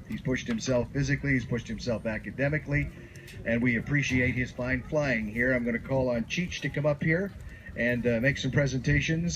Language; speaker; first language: English; native; English